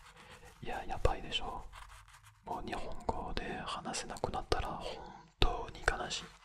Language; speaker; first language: Japanese; non-native, fluent; French